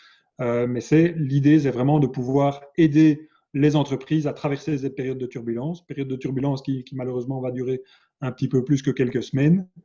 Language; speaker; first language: French; native; French